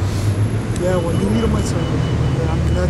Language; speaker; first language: English; native; English